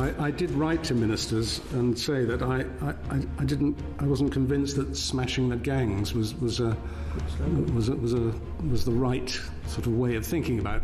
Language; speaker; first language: English; native; English